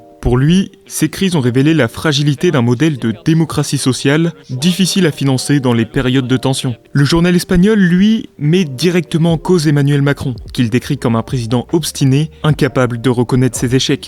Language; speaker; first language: French; native; French